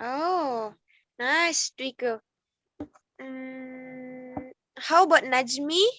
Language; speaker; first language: English; non-native, learner; Indonesian